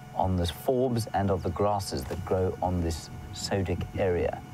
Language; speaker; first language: English; native; English